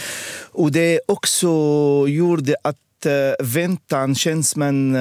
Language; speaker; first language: Swedish; non-native, fluent; Arabic